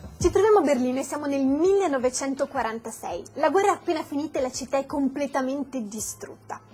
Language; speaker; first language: Italian; native; Italian